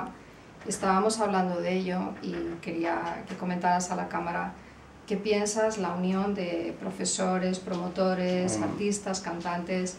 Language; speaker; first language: Spanish; native; Spanish